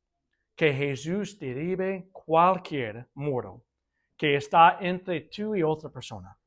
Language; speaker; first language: Spanish; non-native, fluent; English